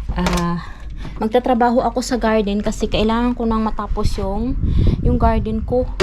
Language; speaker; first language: Filipino; non-native, local second language; Cebuano